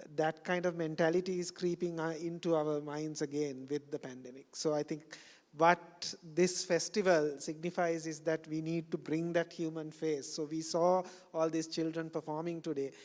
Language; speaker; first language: English; non-native, local second language; Sinhala